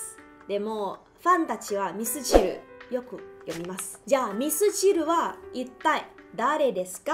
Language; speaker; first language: Japanese; non-native, learner; Chinese